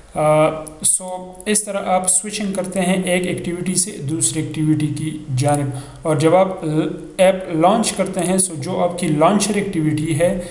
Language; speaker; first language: Urdu; non-native, local second language; Pashto